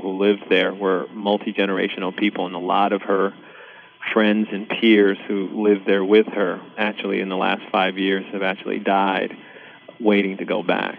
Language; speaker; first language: English; early bilingual, other home language; Sinhala